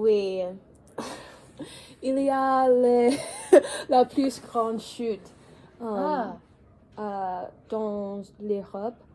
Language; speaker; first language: French; non-native, learner; English